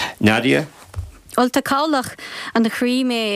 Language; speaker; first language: Irish; native; Irish